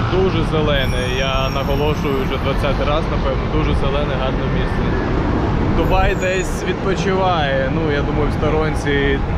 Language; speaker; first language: Ukrainian; non-native, local second language; Russian